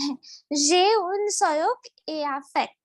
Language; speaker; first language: French; non-native, learner; Bangla